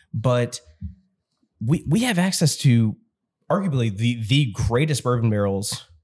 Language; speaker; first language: English; native; English